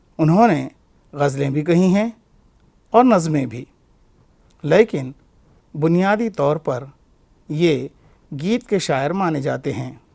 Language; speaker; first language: Urdu; native; Urdu